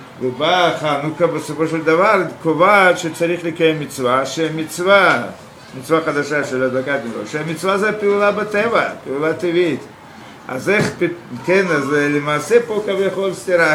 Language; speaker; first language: Hebrew; non-native, fluent; Russian